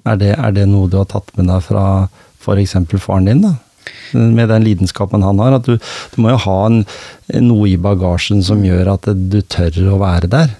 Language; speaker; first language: Norwegian; native; Norwegian